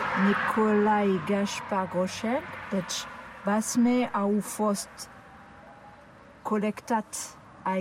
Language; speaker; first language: Romanian; non-native, learner; French